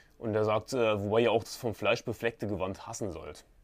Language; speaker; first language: German; native; German